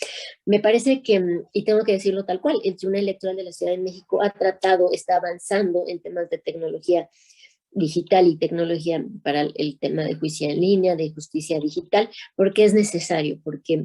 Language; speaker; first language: Spanish; native; Spanish